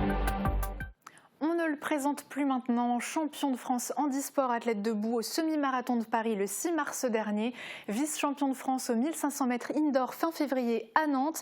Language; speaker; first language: French; native; French